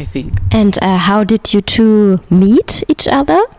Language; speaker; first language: English; non-native, fluent; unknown